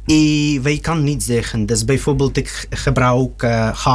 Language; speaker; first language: Dutch; non-native, learner; Russian